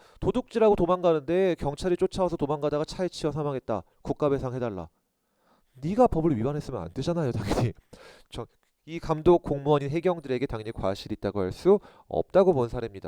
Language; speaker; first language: Korean; native; Korean